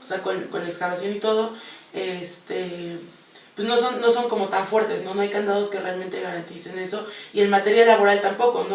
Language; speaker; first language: Spanish; native; Spanish